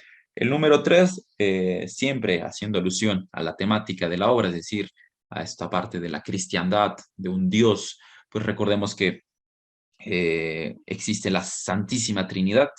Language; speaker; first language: Spanish; native; Spanish